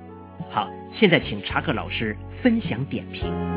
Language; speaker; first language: Chinese; native; Chinese